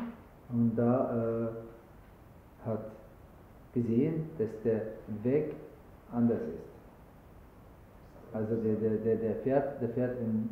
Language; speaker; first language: German; non-native, learner; Arabic